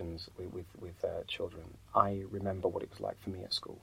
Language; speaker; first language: English; native; English